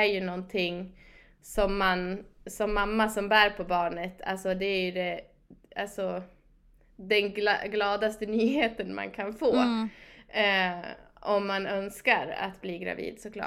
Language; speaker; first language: Swedish; native; Swedish